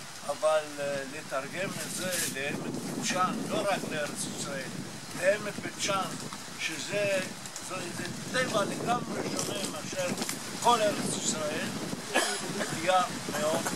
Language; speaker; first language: Hebrew; non-native, fluent; Italian